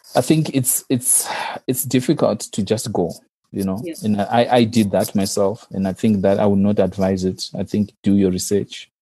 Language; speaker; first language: English; non-native, local second language; Shona